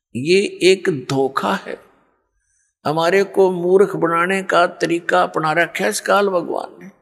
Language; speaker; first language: Hindi; native; Hindi